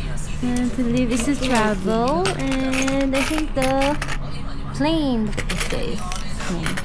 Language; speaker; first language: English; non-native, local second language; Filipino